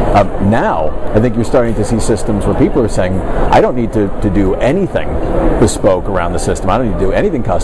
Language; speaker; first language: English; native; English